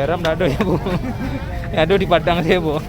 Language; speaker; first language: Indonesian; native; Indonesian